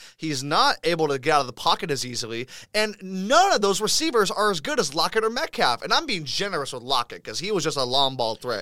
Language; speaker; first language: English; native; English